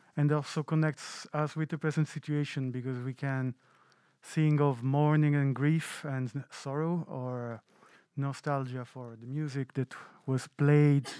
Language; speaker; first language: English; non-native, fluent; Italian